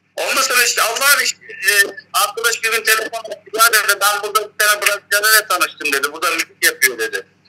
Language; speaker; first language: Turkish; early bilingual, heritage; Turkish